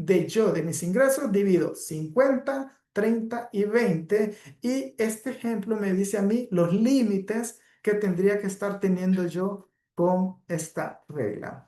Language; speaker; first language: Spanish; native; Spanish